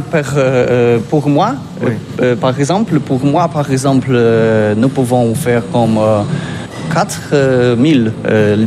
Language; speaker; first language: French; non-native, learner; Polish